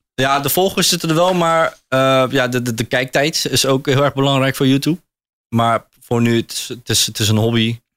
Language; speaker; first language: Dutch; early bilingual, other home language; Turkish